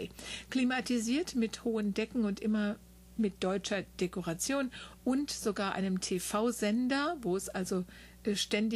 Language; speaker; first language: German; native; German